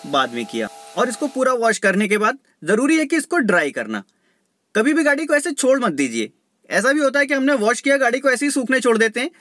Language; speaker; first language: Hindi; native; Hindi